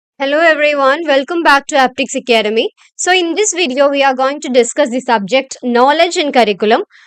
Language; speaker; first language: English; non-native, local second language; Malayalam